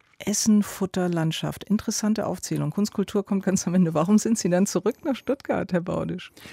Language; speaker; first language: German; native; German